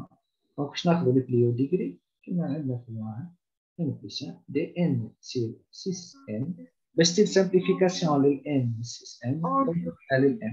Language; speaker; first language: French; non-native, local second language; Arabic